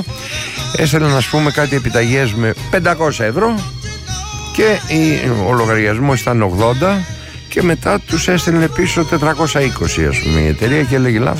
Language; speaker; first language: Greek; native; Greek